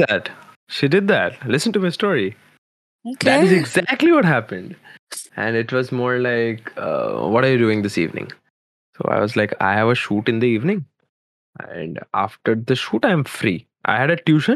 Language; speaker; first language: English; non-native, local second language; Bangla